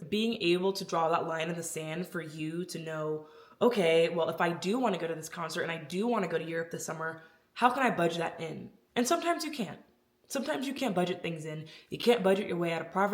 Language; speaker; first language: English; native; English